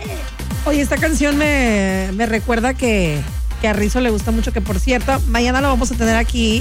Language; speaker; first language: Spanish; native; Spanish